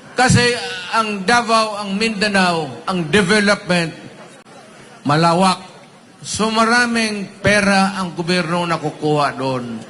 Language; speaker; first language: Filipino; non-native, local second language; Cebuano